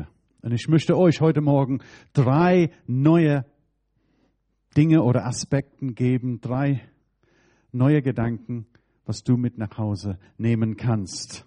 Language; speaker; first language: German; non-native, fluent; English